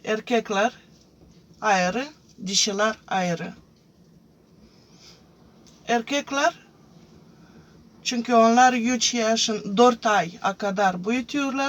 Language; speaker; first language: Turkish; non-native, fluent; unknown